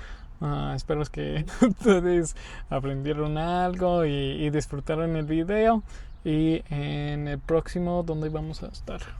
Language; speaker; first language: Spanish; non-native, fluent; English